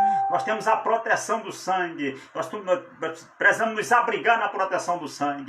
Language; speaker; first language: Portuguese; native; Portuguese